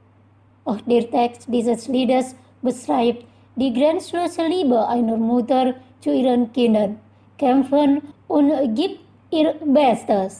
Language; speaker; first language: German; non-native, learner; Indonesian